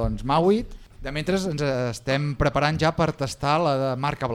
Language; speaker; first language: Catalan; native; Catalan